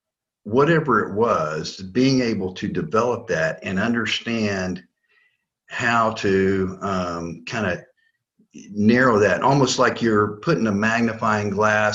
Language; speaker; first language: English; native; English